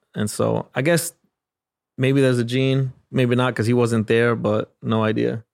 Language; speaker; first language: English; native; English